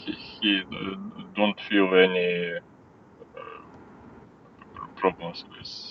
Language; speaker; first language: English; non-native, learner; Ukrainian